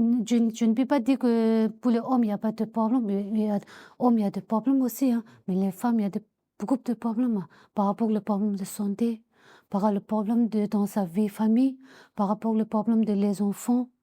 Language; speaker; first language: French; non-native, learner; Tibetan